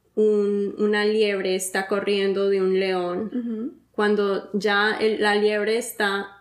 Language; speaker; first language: Spanish; early bilingual, heritage; Spanish